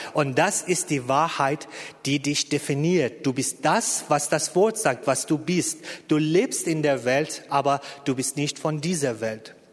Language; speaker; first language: German; non-native, fluent; Persian